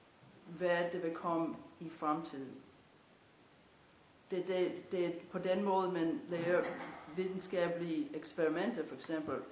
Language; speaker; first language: Danish; non-native, fluent; English